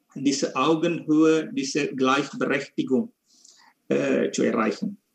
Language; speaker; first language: German; non-native, fluent; Indonesian